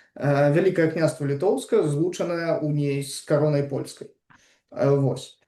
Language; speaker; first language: Belarusian; non-native, local second language; Russian